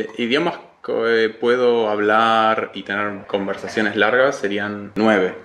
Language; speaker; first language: Spanish; native; Spanish